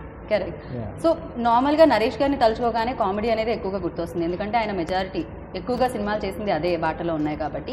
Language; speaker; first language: Telugu; native; Telugu